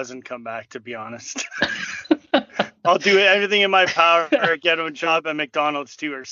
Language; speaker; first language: English; native; English